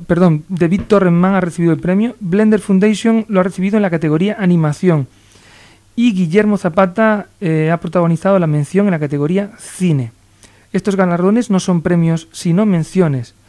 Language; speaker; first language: Spanish; native; Spanish